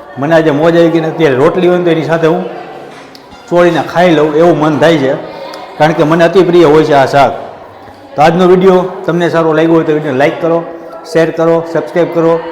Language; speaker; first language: Gujarati; native; Gujarati